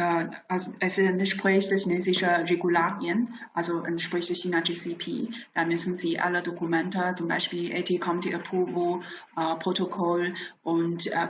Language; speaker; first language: German; non-native, fluent; Chinese